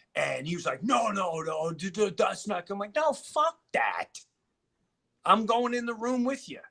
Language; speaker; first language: English; native; English